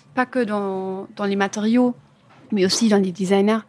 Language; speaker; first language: French; non-native, fluent; German